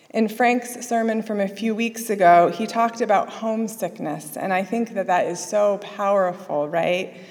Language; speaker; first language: English; native; English